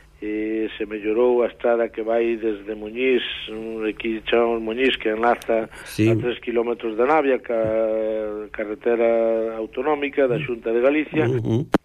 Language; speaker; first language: Galician; native; Galician